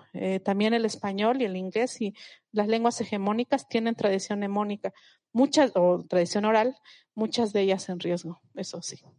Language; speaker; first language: Spanish; non-native, local second language; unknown